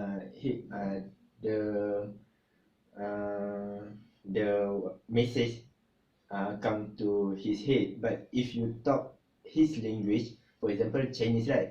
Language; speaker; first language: English; non-native, local second language; Malay